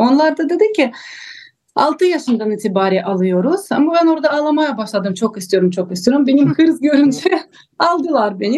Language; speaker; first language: Turkish; non-native, learner; Russian